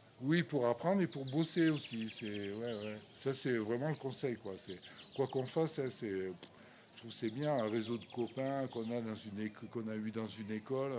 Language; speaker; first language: French; native; French